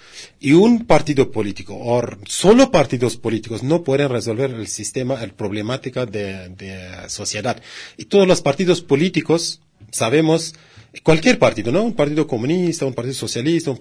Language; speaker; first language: Spanish; non-native, learner; Kurdish